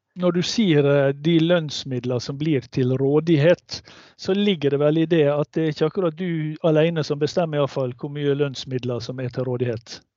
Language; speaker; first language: Norwegian; native; Norwegian